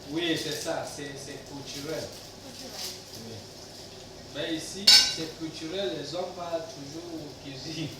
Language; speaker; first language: French; non-native, learner; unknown